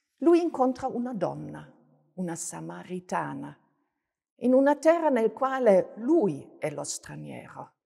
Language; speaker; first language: Italian; non-native, fluent; German